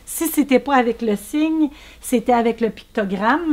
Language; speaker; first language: French; native; French